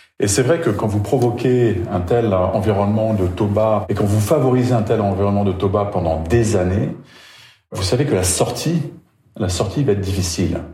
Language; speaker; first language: French; native; French